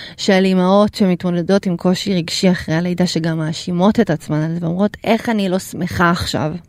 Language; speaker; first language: Hebrew; early bilingual, other home language; Russian